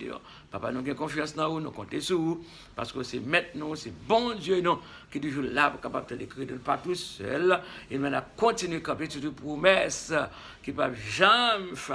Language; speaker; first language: French; non-native, local second language; Haitian Creole